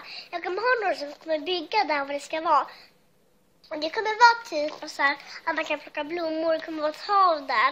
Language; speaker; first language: Swedish; early bilingual, other home language; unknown